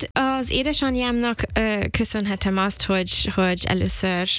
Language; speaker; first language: Hungarian; non-native, fluent; English